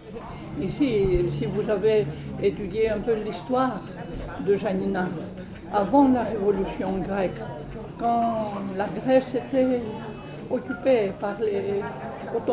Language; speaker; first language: French; non-native, fluent; Greek